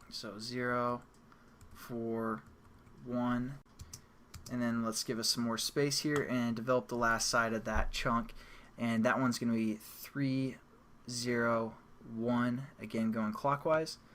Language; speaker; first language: English; native; English